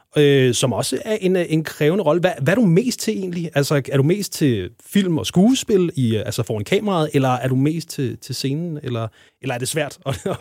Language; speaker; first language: Danish; native; Danish